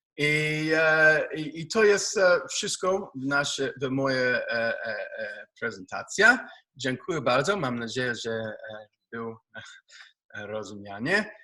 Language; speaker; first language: Polish; non-native, learner; Hebrew